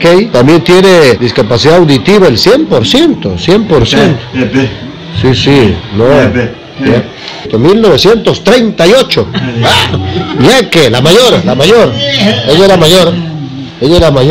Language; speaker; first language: Spanish; native; Spanish